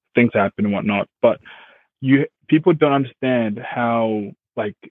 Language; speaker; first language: English; early bilingual, other home language; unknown